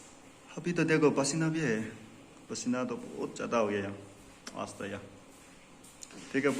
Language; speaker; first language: Hindi; non-native, local second language; Tangkhul Naga (India)